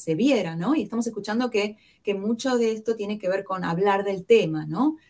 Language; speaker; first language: Spanish; native; Spanish